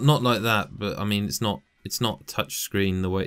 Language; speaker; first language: English; native; English